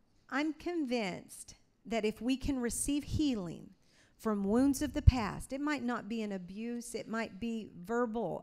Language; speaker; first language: English; native; English